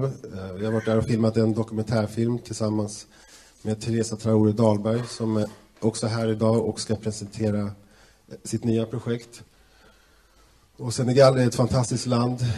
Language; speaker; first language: Swedish; native; Swedish